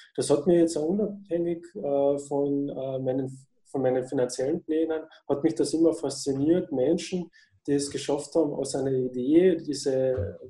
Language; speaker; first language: German; native; German